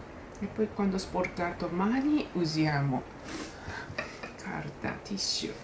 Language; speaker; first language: Italian; non-native, learner; Japanese